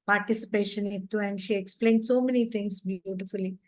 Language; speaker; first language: English; non-native, local second language; Kannada